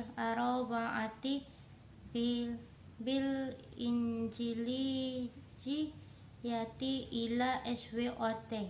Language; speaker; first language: Arabic; non-native, learner; Indonesian